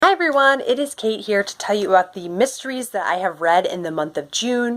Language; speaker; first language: English; native; English